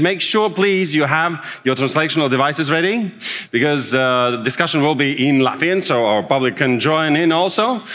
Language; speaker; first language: English; non-native, fluent; Latvian